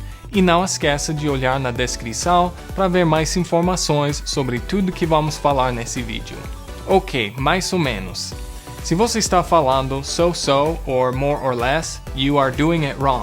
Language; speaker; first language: Portuguese; non-native, fluent; English